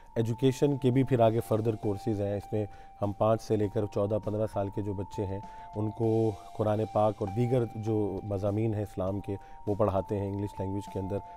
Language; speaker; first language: Urdu; non-native, local second language; Punjabi